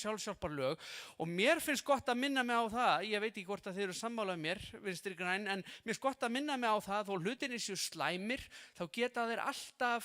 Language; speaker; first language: Icelandic; native; Icelandic